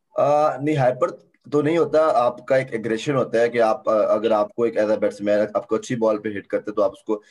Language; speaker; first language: Urdu; native; Urdu